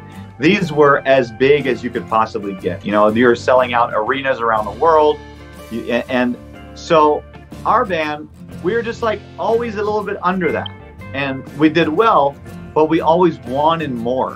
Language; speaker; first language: English; non-native, local second language; French